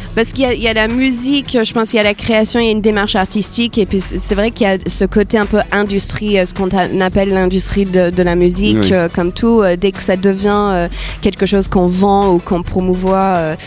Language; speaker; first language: French; non-native, fluent; English